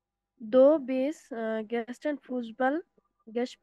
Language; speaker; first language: German; non-native, learner; Bangla